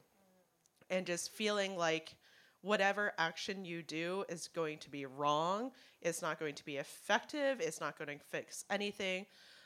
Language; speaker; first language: English; non-native, local second language; Cantonese